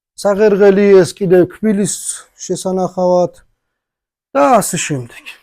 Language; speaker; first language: Georgian; early bilingual, heritage; Georgian